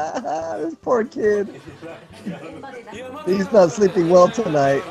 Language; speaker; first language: English; native; English